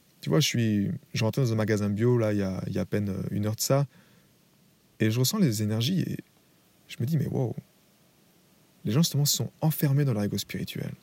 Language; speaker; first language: French; native; French